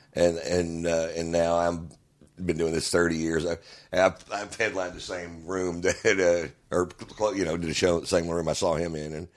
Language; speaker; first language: English; native; English